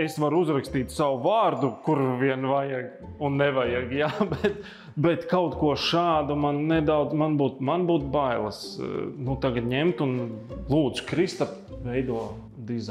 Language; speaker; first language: Latvian; native; Latvian